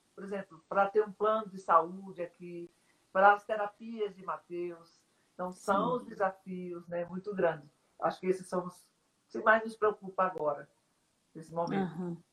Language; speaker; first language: Portuguese; native; Portuguese